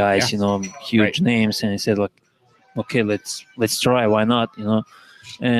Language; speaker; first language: English; non-native, learner; Serbian